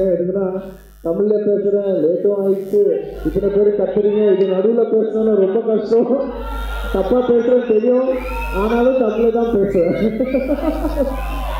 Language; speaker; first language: Tamil; non-native, local second language; Telugu